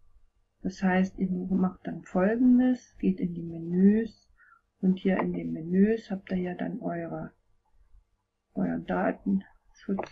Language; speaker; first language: German; native; German